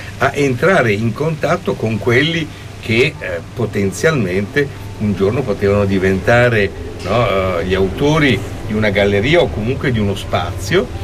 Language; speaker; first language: Italian; native; Italian